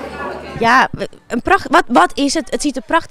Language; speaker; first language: Dutch; native; Dutch